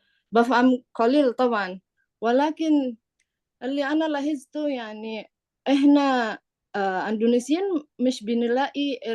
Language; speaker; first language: Arabic; non-native, learner; Indonesian